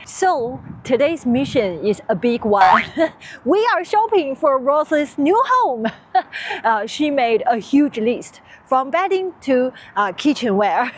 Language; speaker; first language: English; non-native, learner; Chinese